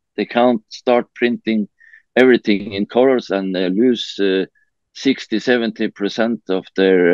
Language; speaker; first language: English; non-native, learner; Norwegian